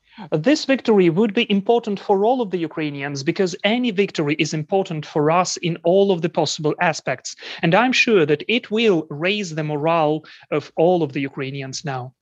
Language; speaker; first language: English; non-native, fluent; Ukrainian